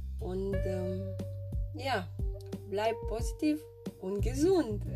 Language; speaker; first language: German; non-native, fluent; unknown